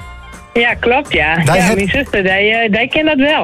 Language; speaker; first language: Dutch; native; Dutch